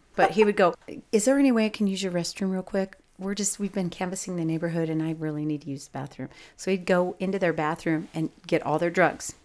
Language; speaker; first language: English; native; English